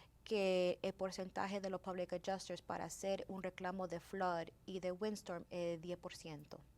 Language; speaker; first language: Spanish; early bilingual, heritage; Spanish